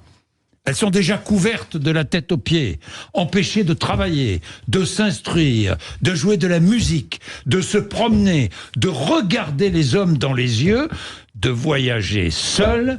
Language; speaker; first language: French; native; French